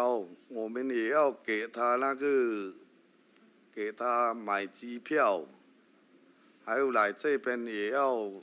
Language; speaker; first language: Chinese; early bilingual, heritage; Chinese